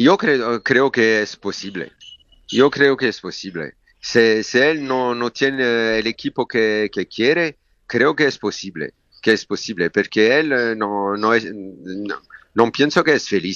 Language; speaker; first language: Spanish; non-native, learner; French